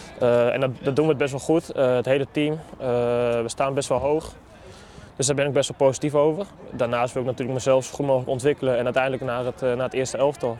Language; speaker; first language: Dutch; native; Dutch